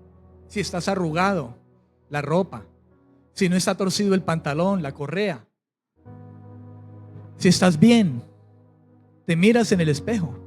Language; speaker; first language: Spanish; native; Spanish